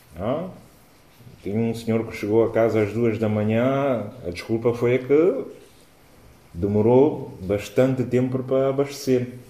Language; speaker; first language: Portuguese; non-native, local second language; Upper Guinea Crioulo